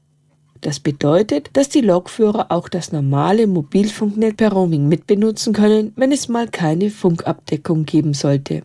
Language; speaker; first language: German; native; German